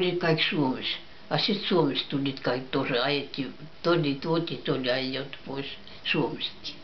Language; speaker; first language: Finnish; early bilingual, heritage; Finnish